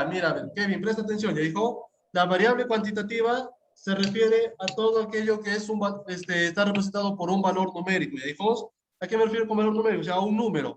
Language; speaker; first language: Spanish; native; Spanish